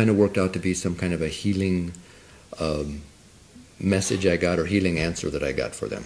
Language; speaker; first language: English; non-native, local second language; Spanish